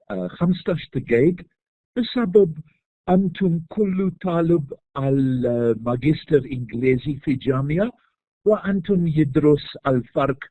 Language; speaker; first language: Arabic; non-native, learner; English